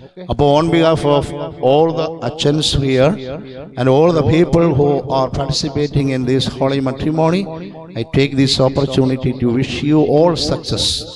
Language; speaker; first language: English; non-native, local second language; Malayalam